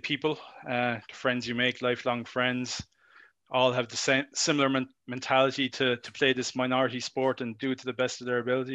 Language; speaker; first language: English; native; English